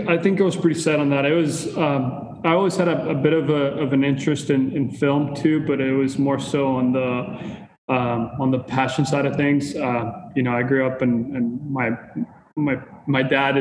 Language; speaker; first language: English; non-native, fluent; Spanish